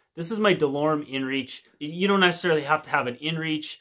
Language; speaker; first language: English; native; English